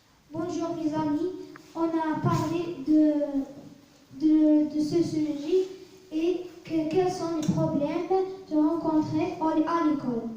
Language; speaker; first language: French; non-native, learner; Arabic